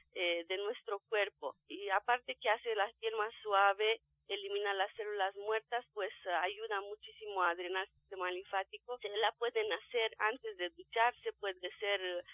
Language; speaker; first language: Spanish; non-native, fluent; Romanian